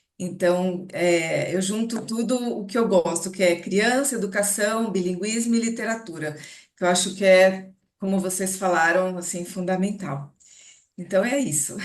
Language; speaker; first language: Portuguese; native; Portuguese